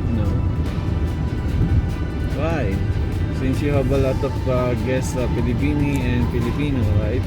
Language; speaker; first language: English; non-native, local second language; Filipino